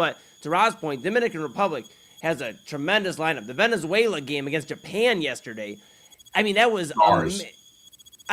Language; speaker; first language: English; native; English